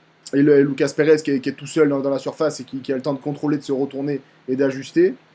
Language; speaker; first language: French; native; French